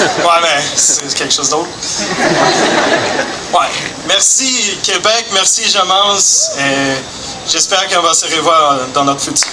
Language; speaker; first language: French; non-native, fluent; German